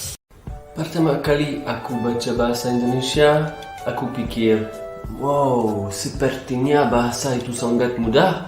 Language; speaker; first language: Indonesian; non-native, learner; French